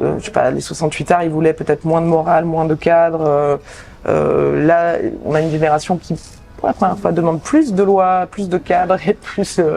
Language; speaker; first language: French; native; French